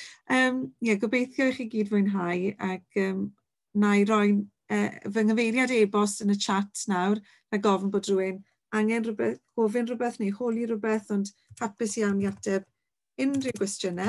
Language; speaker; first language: Welsh; native; Welsh